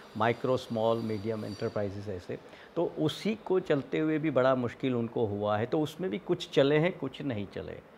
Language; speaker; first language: Hindi; non-native, local second language; Gujarati